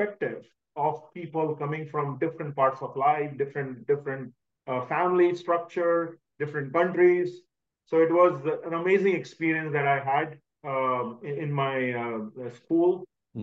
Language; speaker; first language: English; non-native, local second language; Hindi